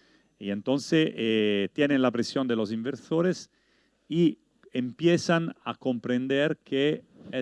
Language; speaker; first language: Spanish; non-native, learner; Italian